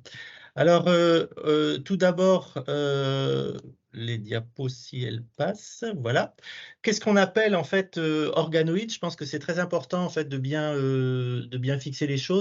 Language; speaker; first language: French; native; French